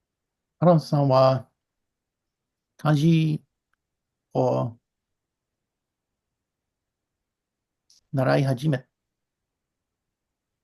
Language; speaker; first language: Japanese; non-native, learner; English